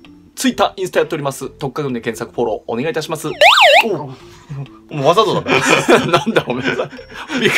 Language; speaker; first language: Japanese; native; Japanese